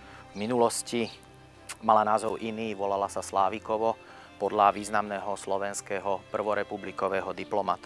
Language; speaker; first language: Slovak; native; Slovak